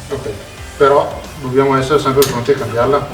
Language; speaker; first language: Italian; native; Italian